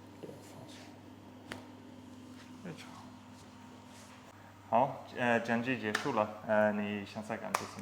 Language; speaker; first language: Chinese; non-native, learner; English